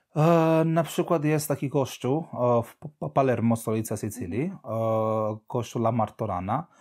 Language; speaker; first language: Polish; non-native, fluent; Italian